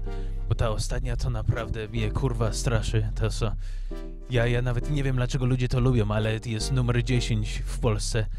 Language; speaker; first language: Polish; early bilingual, heritage; English